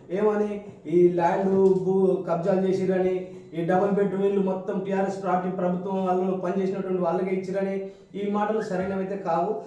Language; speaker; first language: Telugu; native; Telugu